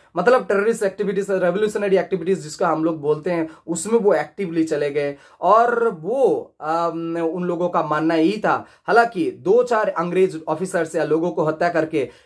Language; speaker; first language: Hindi; non-native, local second language; Bangla